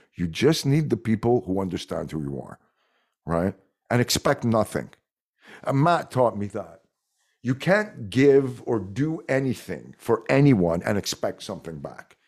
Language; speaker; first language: English; non-native, fluent; French